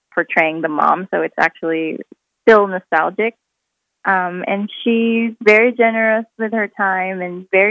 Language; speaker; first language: English; non-native, local second language; Filipino